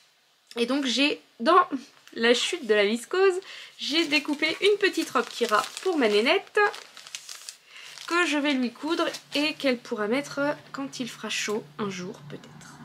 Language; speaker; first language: French; native; French